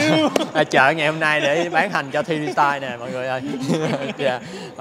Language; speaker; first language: Vietnamese; native; Vietnamese